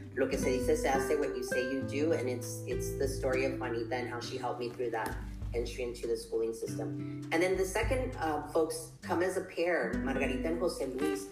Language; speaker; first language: English; early bilingual, other home language; Spanish